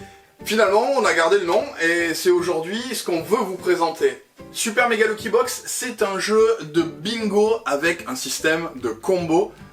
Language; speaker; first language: French; native; French